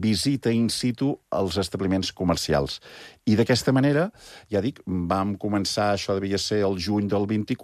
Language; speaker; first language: Catalan; native; Catalan